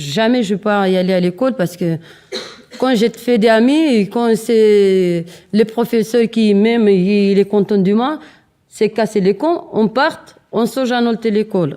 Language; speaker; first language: French; non-native, learner; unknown